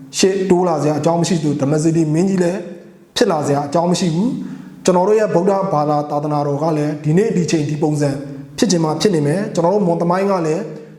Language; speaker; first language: Burmese; non-native, local second language; Mon